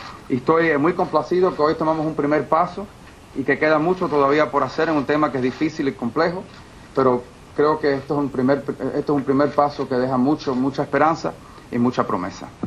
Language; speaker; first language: Spanish; early bilingual, heritage; Spanish